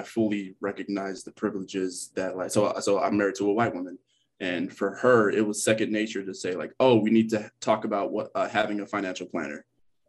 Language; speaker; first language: English; native; English